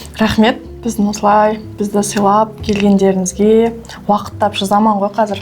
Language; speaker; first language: Kazakh; native; Kazakh